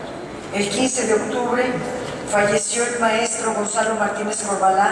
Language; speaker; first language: Spanish; native; Spanish